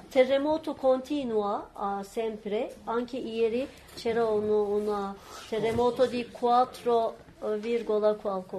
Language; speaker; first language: Italian; non-native, learner; Turkish